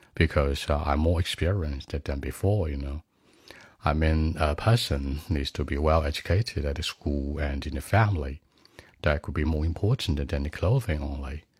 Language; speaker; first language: English; non-native, learner; Chinese